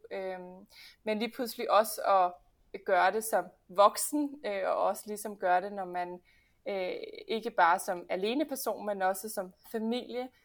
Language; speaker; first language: Danish; early bilingual, heritage; Danish